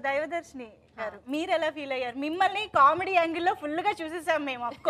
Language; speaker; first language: Telugu; native; Telugu